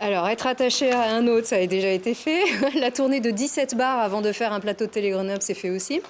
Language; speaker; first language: French; native; French